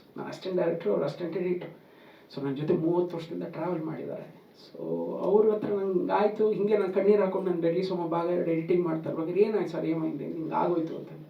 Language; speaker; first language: Kannada; native; Kannada